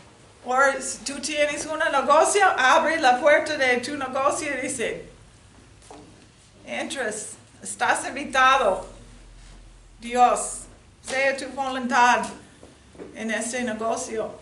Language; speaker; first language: Spanish; non-native, learner; English